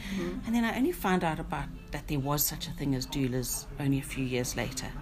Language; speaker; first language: English; native; English